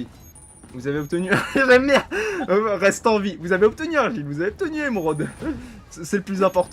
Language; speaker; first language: French; native; French